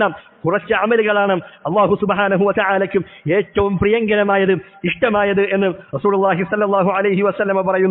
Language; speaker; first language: Malayalam; native; Malayalam